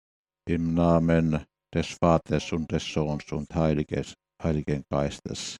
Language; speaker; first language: German; non-native, fluent; Finnish